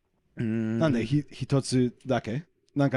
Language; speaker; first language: Japanese; non-native, learner; English